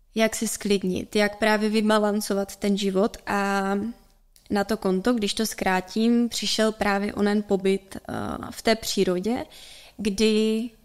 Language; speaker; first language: Czech; native; Czech